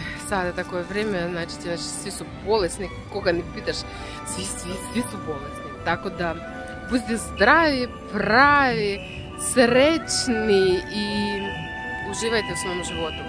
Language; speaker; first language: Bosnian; non-native, learner; Russian